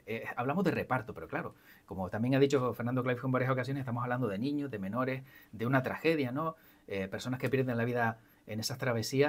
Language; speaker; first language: Spanish; native; Spanish